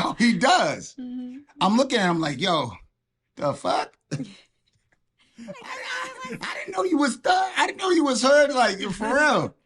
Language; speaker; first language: English; native; English